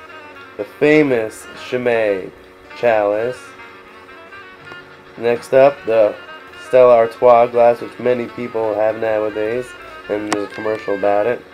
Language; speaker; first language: English; native; English